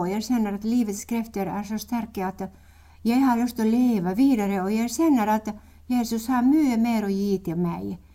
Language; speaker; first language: Norwegian; non-native, fluent; Finnish